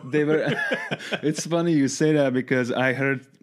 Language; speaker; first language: English; non-native, fluent; Czech